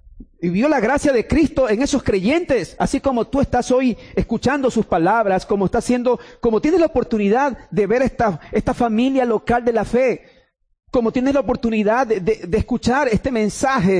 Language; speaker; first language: Spanish; native; Spanish